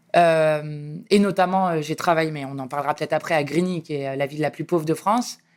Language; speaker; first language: French; native; French